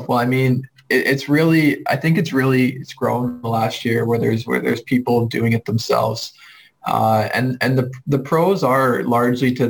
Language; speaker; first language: English; native; English